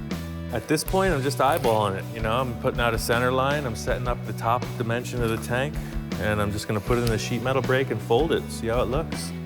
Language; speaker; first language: English; native; English